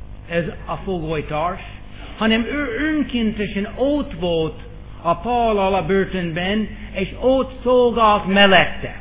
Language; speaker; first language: Hungarian; non-native, fluent; English